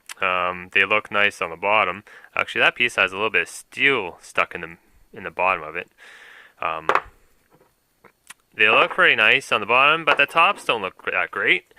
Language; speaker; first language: English; native; English